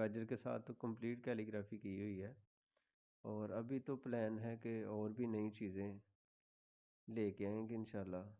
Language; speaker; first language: Urdu; non-native, local second language; Punjabi